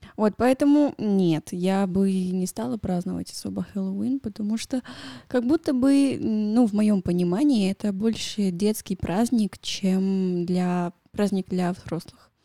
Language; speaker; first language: Russian; non-native, fluent; Spanish